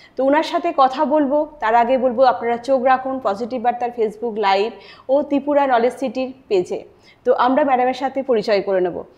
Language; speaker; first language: Bangla; native; Bangla